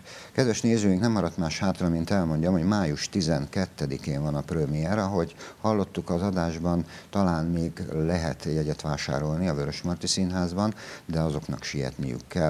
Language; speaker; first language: Hungarian; native; Hungarian